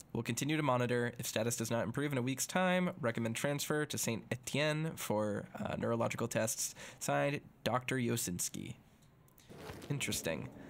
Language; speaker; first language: English; native; English